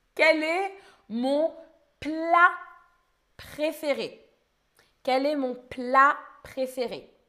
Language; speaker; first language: French; native; French